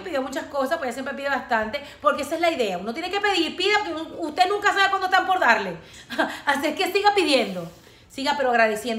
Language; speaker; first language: Spanish; native; Spanish